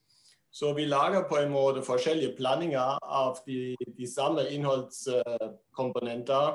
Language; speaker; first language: Norwegian; non-native, fluent; German